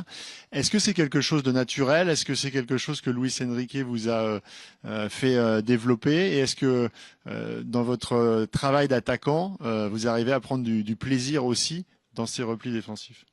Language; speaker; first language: French; native; French